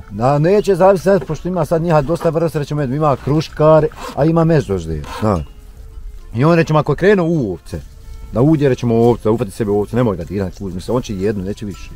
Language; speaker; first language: Croatian; native; Croatian